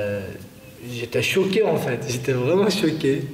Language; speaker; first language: French; non-native, fluent; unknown